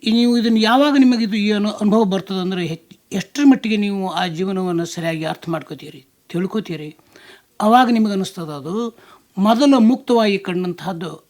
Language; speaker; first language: Kannada; native; Kannada